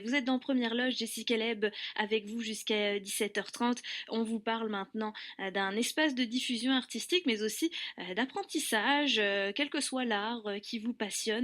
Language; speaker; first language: French; native; French